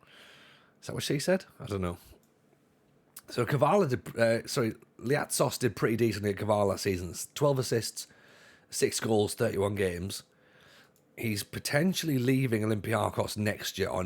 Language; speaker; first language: English; native; English